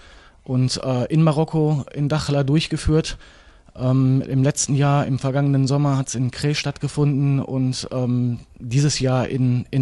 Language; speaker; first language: German; native; German